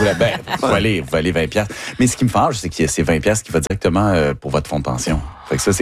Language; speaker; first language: French; native; French